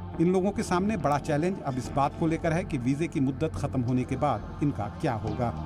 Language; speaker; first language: Hindi; native; Hindi